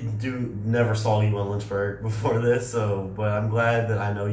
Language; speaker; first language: English; native; English